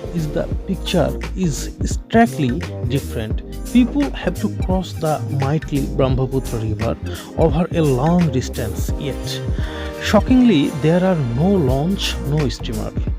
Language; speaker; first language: English; non-native, local second language; Bangla